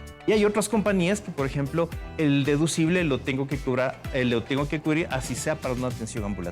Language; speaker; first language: Spanish; native; Spanish